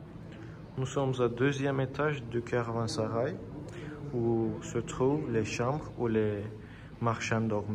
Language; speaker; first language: French; non-native, learner; Turkish